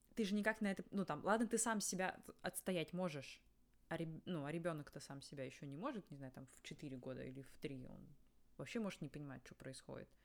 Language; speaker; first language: Russian; native; Russian